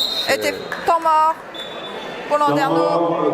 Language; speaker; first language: French; native; French